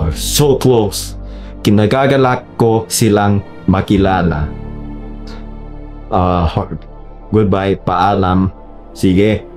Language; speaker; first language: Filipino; non-native, learner; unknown